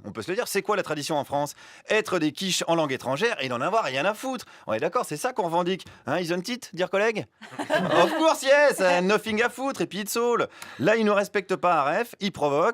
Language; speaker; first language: French; native; French